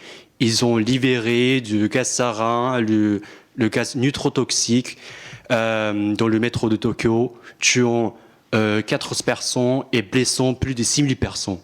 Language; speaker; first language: French; non-native, fluent; Japanese